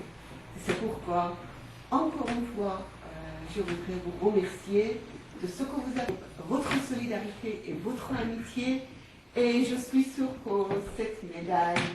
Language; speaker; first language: French; non-native, fluent; Persian